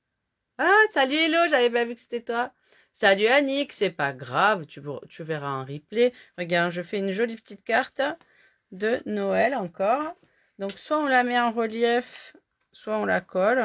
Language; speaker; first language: French; native; French